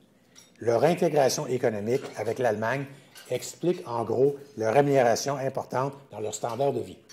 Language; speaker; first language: French; native; French